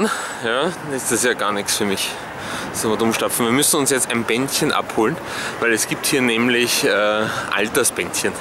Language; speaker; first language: German; native; German